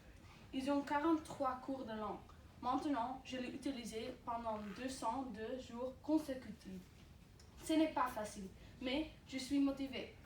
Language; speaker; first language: French; non-native, learner; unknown